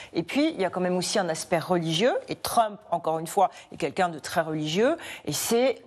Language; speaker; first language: French; native; French